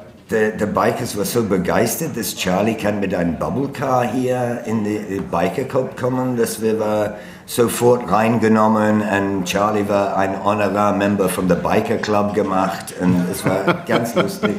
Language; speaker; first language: German; non-native, learner; English